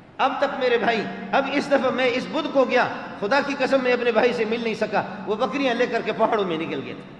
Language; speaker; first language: Urdu; non-native, local second language; Baluchi